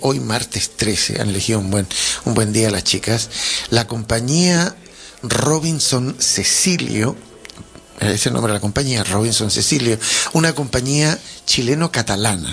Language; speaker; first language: Spanish; native; Spanish